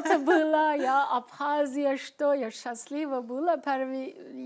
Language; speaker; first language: Russian; non-native, learner; Turkish